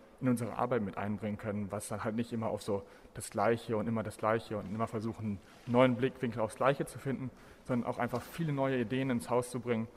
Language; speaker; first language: German; native; German